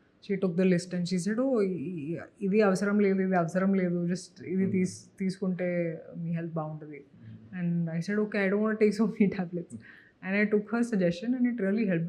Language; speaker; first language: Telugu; non-native, fluent; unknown